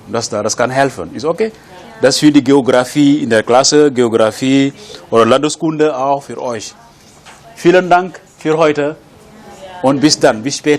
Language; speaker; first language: German; non-native, fluent; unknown